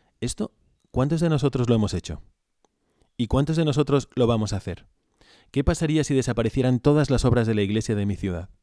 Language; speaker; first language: Spanish; native; Spanish